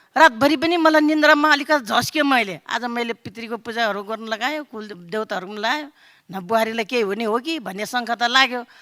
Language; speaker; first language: Nepali; non-native, local second language; Eastern Tamang